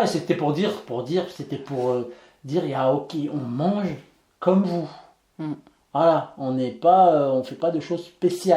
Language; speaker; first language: French; native; French